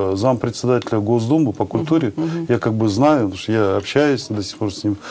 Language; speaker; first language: Russian; non-native, local second language; Kazakh